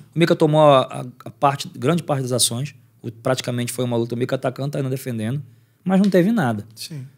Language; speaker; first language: Portuguese; native; Portuguese